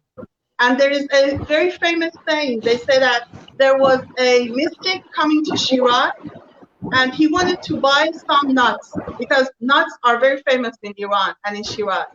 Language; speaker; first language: English; non-native, fluent; Persian